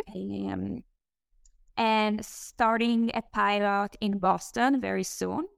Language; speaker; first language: English; non-native, fluent; Hebrew